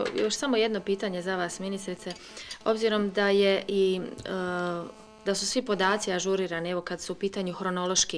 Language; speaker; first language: Serbian; native; Serbian